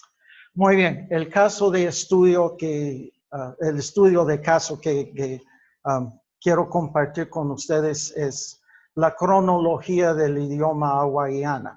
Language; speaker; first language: Spanish; non-native, fluent; English